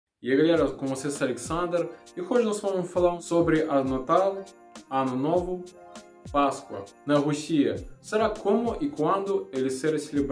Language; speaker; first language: Portuguese; non-native, learner; Russian